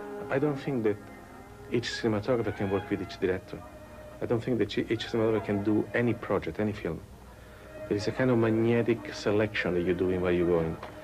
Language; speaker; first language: English; non-native, fluent; Italian